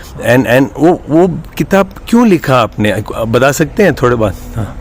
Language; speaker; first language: Hindi; non-native, local second language; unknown